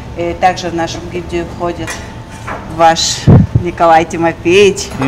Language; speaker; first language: Russian; non-native, local second language; Chechen